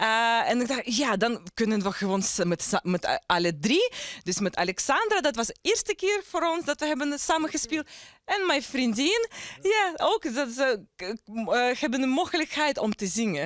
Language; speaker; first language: Dutch; non-native, learner; Ukrainian